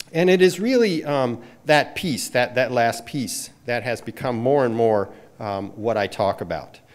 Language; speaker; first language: English; native; English